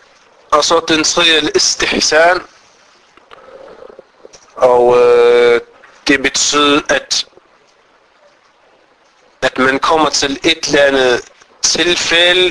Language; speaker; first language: Danish; non-native, fluent; Arabic